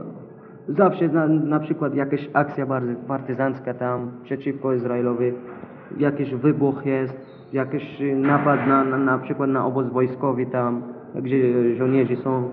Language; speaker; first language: Polish; non-native, fluent; Arabic